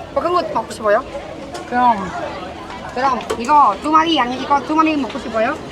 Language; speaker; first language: Korean; non-native, learner; Vietnamese